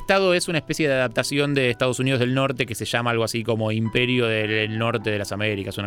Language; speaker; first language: Spanish; native; Spanish